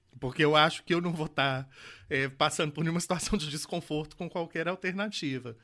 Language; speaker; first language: Portuguese; native; Portuguese